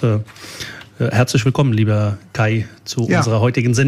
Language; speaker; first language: German; early bilingual, other home language; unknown